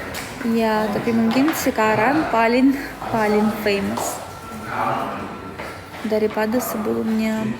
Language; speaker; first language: Indonesian; non-native, learner; Russian